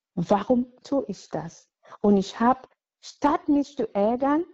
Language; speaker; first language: German; non-native, fluent; English